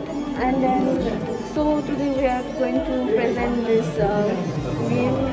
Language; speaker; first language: English; non-native, fluent; Nepali